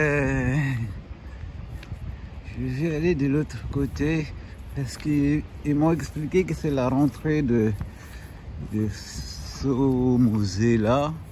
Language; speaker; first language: French; non-native, fluent; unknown